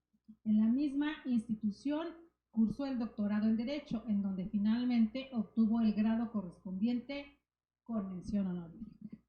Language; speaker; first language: Spanish; native; Spanish